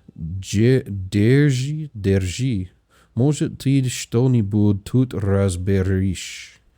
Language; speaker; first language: Russian; non-native, learner; English